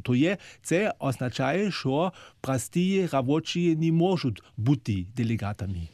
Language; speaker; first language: Ukrainian; non-native, fluent; German